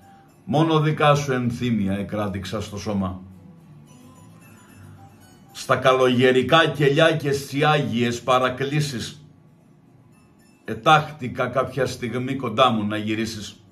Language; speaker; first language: Greek; native; Greek